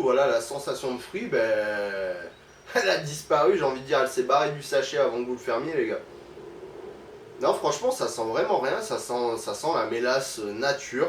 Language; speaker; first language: French; native; French